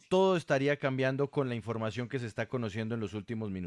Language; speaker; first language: Spanish; native; Spanish